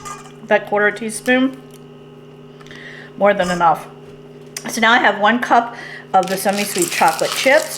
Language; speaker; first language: English; native; English